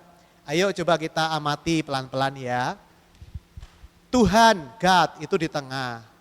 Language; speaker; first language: Indonesian; native; Indonesian